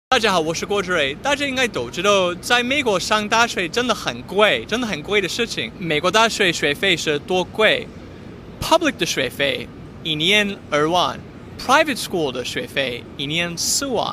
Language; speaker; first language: Chinese; non-native, fluent; English